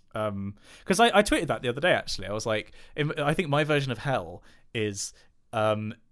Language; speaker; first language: English; native; English